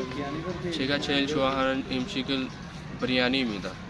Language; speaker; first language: Korean; non-native, learner; Punjabi